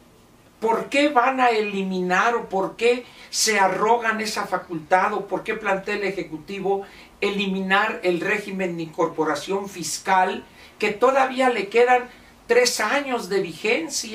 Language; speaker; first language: Spanish; native; Spanish